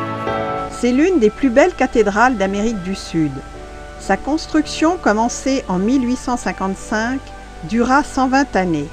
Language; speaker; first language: French; native; French